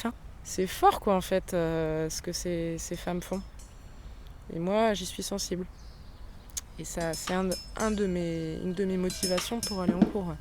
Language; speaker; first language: French; native; French